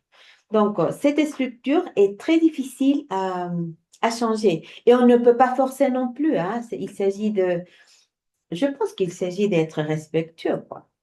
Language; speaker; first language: French; non-native, fluent; Spanish